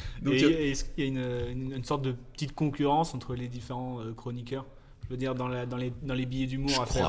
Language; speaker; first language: French; native; French